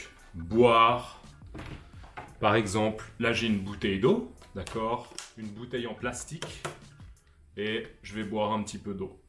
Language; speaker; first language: French; native; French